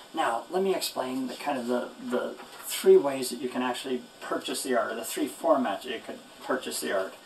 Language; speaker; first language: English; native; English